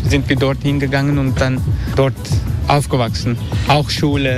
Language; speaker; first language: German; non-native, learner; Turkish